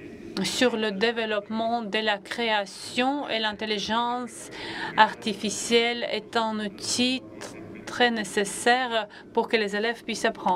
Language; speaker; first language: French; non-native, fluent; Latvian